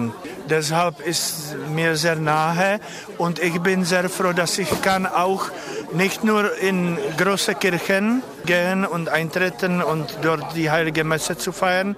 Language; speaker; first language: German; non-native, fluent; Czech